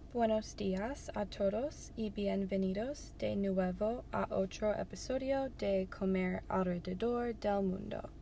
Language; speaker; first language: Spanish; non-native, learner; English